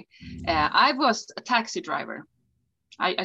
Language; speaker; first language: English; non-native, fluent; Swedish